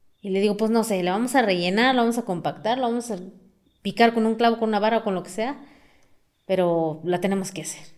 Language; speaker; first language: Spanish; non-native, local second language; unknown